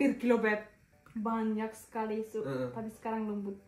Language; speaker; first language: Indonesian; non-native, learner; Turkish